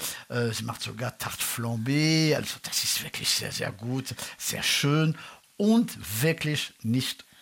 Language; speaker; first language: German; non-native, fluent; French